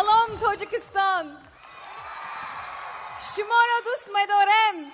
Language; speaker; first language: Persian; non-native, learner; Turkish